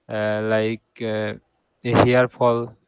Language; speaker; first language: English; non-native, learner; Bangla